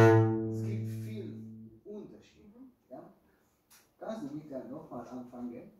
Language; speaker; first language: German; non-native, fluent; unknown